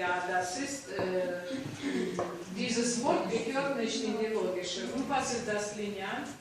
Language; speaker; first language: German; non-native, fluent; Russian